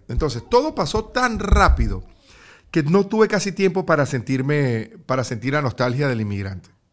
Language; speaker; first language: Spanish; native; Spanish